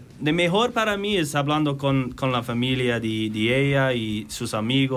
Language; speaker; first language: Spanish; non-native, learner; English